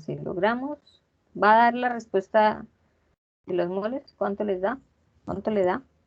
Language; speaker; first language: Spanish; native; Spanish